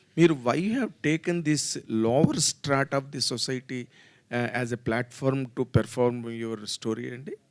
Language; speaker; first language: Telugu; native; Telugu